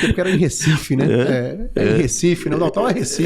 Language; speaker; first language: Portuguese; native; Portuguese